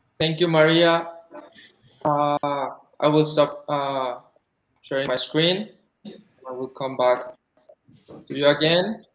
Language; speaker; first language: English; non-native, fluent; Spanish